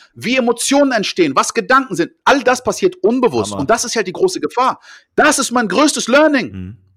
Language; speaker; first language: German; early bilingual, heritage; French